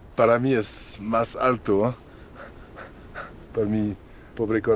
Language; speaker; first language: Spanish; non-native, learner; French